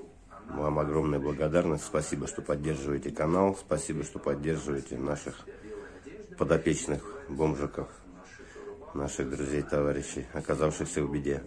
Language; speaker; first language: Russian; native; Russian